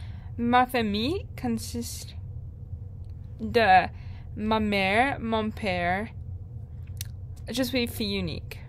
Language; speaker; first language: French; non-native, learner; English